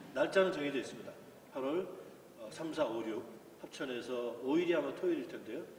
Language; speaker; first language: Korean; native; Korean